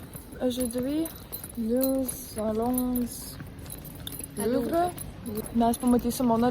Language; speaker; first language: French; non-native, learner; Lithuanian